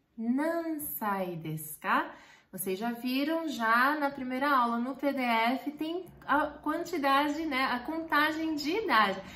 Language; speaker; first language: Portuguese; native; Portuguese